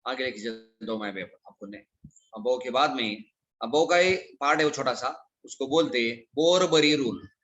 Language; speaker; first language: Hindi; non-native, local second language; Marathi